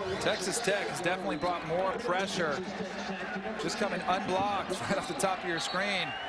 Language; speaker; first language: English; native; English